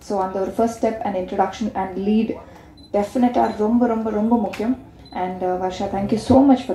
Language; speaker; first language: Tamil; non-native, learner; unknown